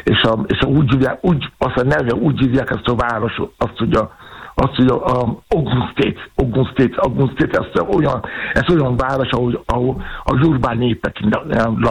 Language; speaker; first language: Hungarian; non-native, fluent; Yoruba